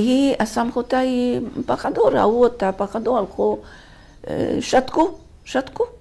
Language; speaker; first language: Hebrew; non-native, fluent; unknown